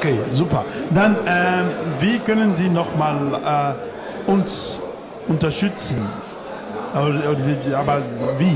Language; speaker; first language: German; non-native, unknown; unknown